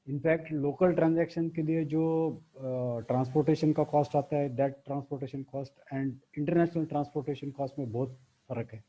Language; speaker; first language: Hindi; non-native, local second language; Marathi